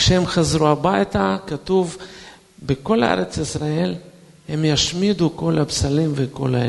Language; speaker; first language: Hebrew; non-native, fluent; Russian